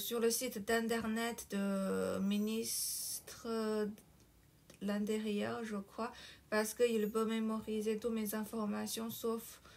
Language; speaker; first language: French; non-native, fluent; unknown